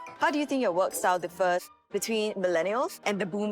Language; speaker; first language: English; native; English